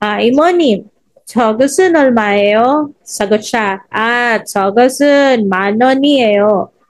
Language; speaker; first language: Korean; non-native, fluent; Filipino